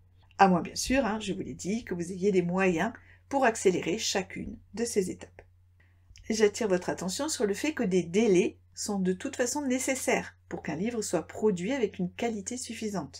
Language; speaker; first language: French; native; French